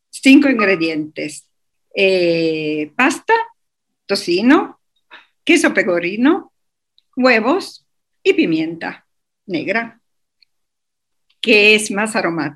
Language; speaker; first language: Spanish; non-native, fluent; Italian